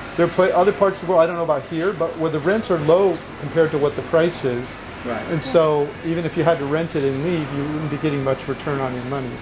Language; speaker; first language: English; native; English